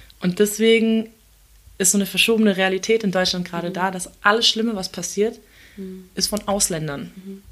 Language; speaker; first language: German; early bilingual, other home language; Turkish